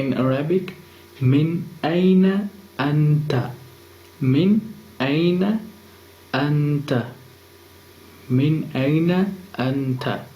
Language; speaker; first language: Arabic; non-native, fluent; Urdu